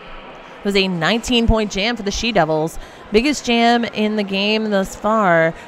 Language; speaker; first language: English; native; English